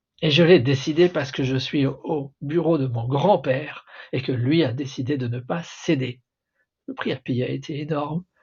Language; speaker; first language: French; native; French